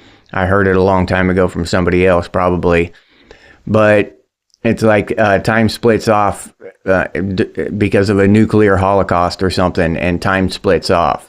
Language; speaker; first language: English; native; English